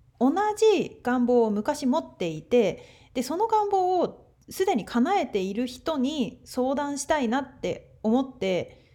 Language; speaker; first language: Japanese; native; Japanese